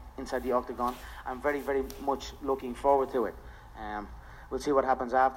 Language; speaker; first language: English; non-native, local second language; Irish